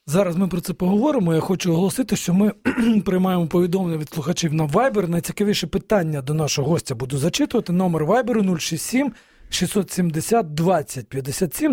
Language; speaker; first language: Ukrainian; native; Ukrainian